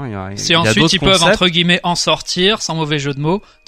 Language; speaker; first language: French; native; French